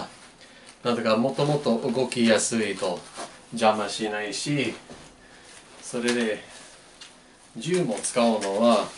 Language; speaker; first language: Japanese; non-native, learner; English